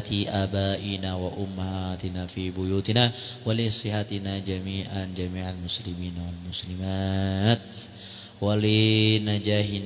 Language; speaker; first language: Arabic; non-native, fluent; Indonesian